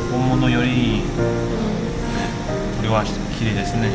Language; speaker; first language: Japanese; non-native, learner; French